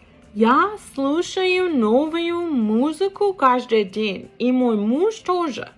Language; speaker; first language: Russian; non-native, learner; English